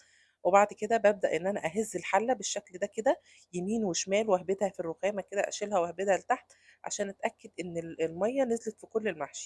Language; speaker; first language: Arabic; native; Arabic